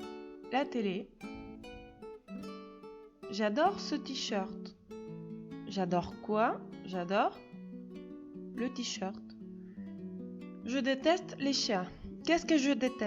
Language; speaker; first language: French; non-native, fluent; Spanish